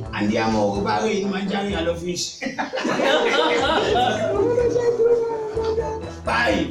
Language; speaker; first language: Italian; non-native, learner; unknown